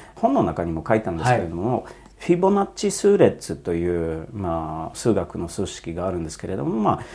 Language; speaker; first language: Japanese; non-native, fluent; Polish